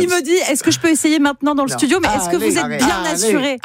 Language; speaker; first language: French; native; French